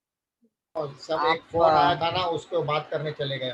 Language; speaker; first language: Hindi; native; Hindi